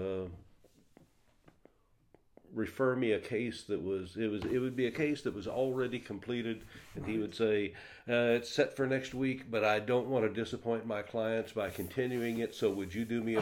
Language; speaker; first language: English; native; English